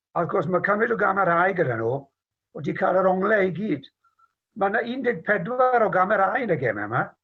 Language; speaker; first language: Welsh; native; Welsh